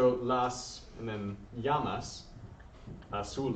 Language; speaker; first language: Spanish; non-native, fluent; English